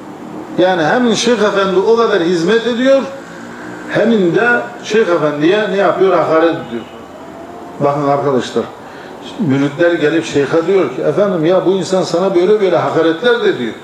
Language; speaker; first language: Turkish; native; Turkish